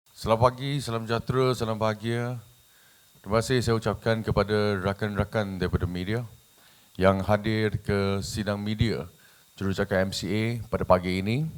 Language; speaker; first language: Malay; non-native, local second language; Chinese